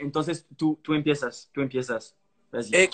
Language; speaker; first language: Spanish; non-native, fluent; French